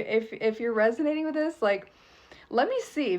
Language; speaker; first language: English; native; English